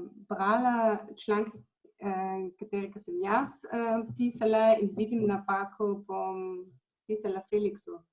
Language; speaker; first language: Slovenian; non-native, fluent; German